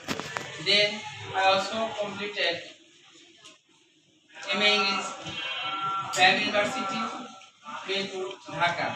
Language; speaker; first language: English; non-native, local second language; Bangla